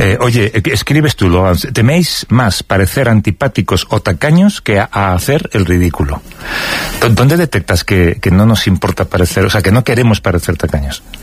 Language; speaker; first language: Spanish; native; Spanish